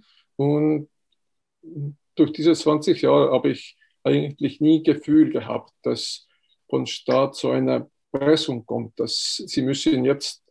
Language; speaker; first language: German; non-native, fluent; Estonian